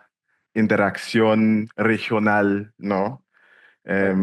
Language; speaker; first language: Spanish; non-native, fluent; English